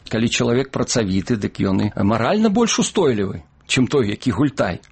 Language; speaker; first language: Belarusian; native; Belarusian